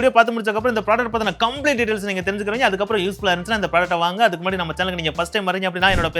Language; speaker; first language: Tamil; native; Tamil